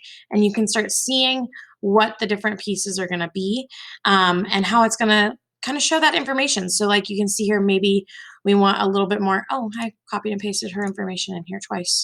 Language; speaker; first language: English; native; English